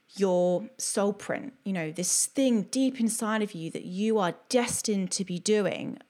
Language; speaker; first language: English; native; English